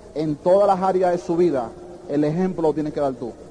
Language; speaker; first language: Spanish; early bilingual, heritage; Spanish